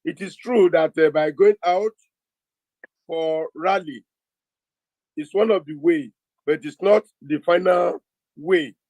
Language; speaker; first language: English; non-native, local second language; Yoruba